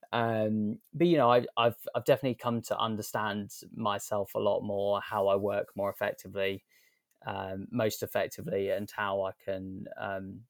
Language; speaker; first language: English; native; English